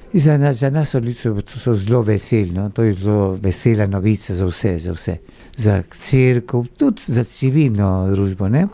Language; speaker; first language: Slovenian; early bilingual, heritage; Slovenian